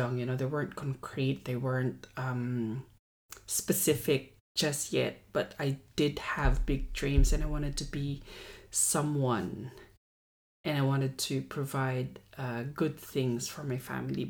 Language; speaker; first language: English; non-native, local second language; Pampanga